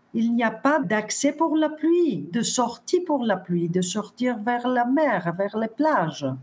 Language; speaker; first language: French; non-native, fluent; Greek